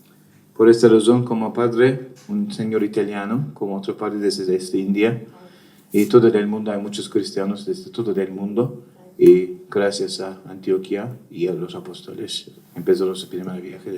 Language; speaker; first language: Spanish; non-native, fluent; Turkish